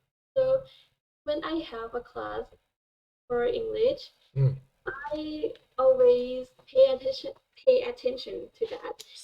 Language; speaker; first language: English; non-native, fluent; Thai